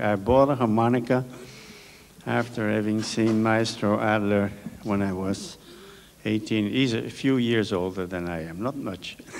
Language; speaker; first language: English; non-native, fluent; French